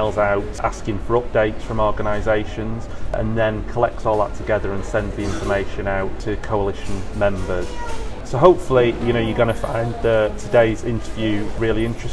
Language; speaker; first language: English; native; English